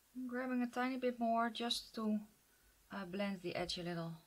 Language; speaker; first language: English; non-native, fluent; Dutch